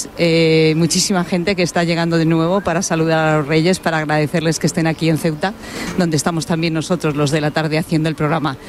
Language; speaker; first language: Spanish; native; Spanish